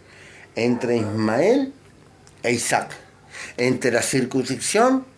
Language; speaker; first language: Spanish; native; Spanish